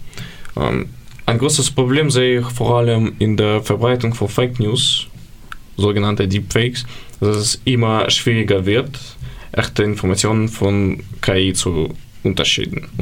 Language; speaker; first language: German; non-native, fluent; Ukrainian